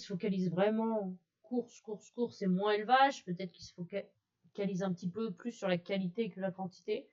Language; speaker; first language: French; native; French